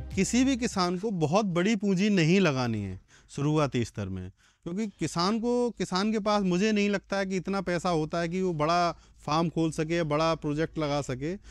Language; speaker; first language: Hindi; native; Hindi